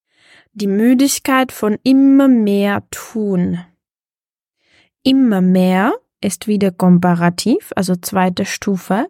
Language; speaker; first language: German; non-native, fluent; Czech